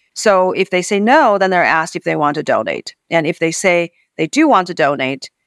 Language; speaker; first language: English; non-native, fluent; Chinese